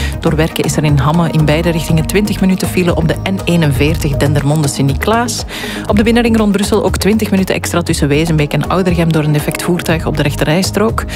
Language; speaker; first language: Dutch; native; Dutch